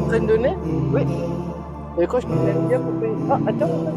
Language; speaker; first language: French; non-native, learner; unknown